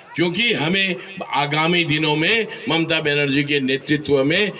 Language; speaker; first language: Hindi; non-native, local second language; Bangla